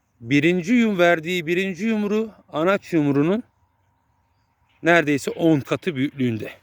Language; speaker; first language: Turkish; native; Turkish